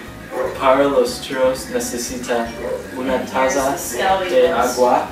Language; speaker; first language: Spanish; non-native, learner; English